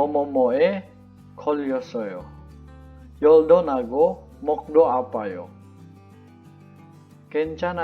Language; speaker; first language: Korean; non-native, learner; Indonesian